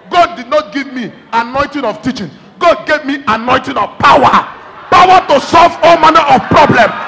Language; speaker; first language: English; non-native, local second language; Igbo